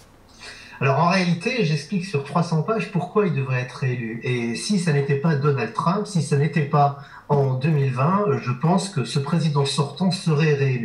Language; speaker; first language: French; native; French